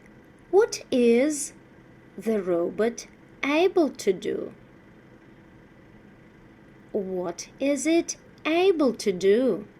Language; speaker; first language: English; non-native, fluent; Russian